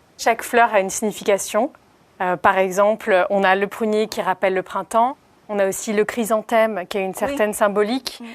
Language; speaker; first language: French; native; French